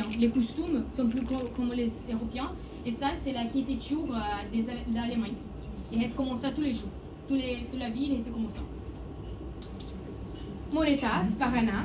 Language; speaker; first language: French; non-native, learner; Portuguese